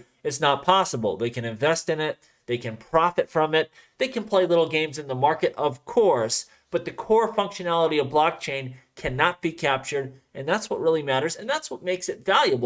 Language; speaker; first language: English; native; English